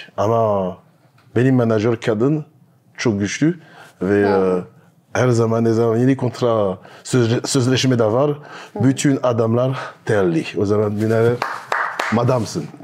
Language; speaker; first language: Turkish; non-native, learner; French